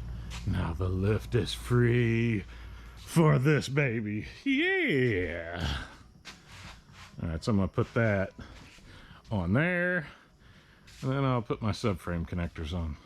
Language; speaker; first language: English; native; English